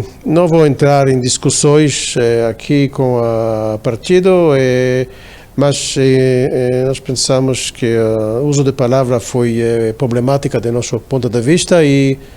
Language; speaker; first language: Portuguese; non-native, fluent; Hebrew